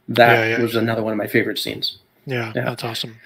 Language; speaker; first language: English; native; English